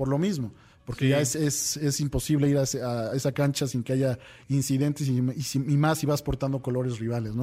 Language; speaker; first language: Spanish; native; Spanish